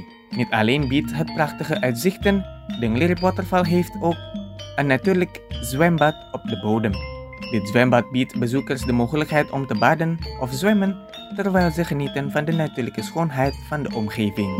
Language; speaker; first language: Dutch; non-native, fluent; Indonesian